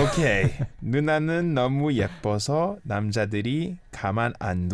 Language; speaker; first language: Korean; non-native, fluent; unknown